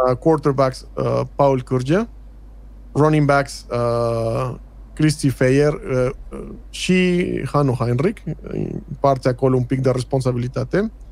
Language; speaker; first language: Romanian; non-native, fluent; Spanish